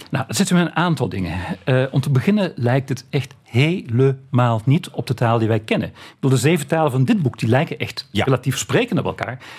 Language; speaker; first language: Dutch; native; Dutch